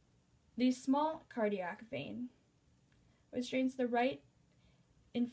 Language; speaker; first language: English; native; English